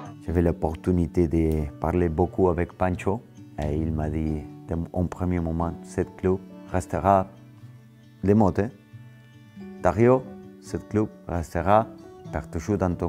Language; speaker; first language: French; non-native, fluent; Spanish